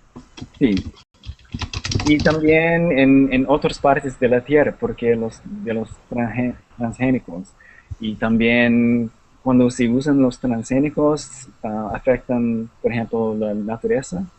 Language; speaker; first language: Spanish; non-native, learner; English